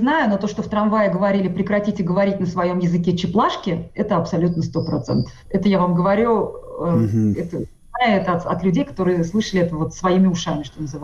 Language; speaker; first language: Russian; non-native, local second language; Tatar